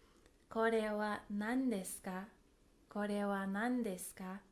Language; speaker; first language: Japanese; non-native, fluent; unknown